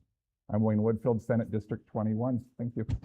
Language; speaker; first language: English; native; English